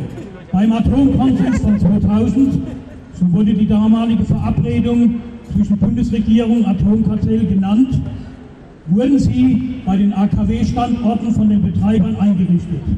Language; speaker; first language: German; native; German